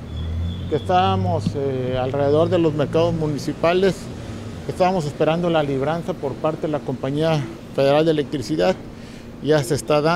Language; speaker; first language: Spanish; native; Spanish